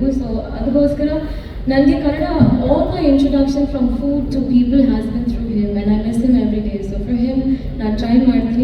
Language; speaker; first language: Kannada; non-native, learner; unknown